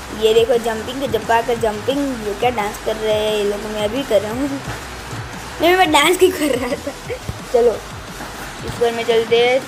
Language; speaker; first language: Hindi; non-native, local second language; Gujarati